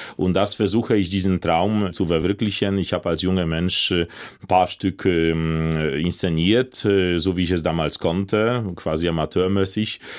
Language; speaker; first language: German; non-native, fluent; Polish